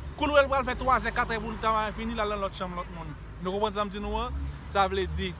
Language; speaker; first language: Haitian Creole; native; Haitian Creole